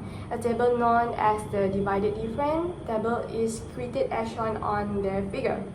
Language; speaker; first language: English; non-native, local second language; Malay